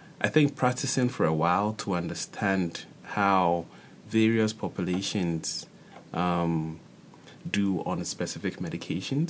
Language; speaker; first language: English; non-native, local second language; Akan